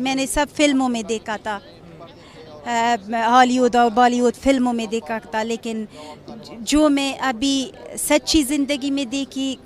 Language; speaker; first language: Hindi; non-native, learner; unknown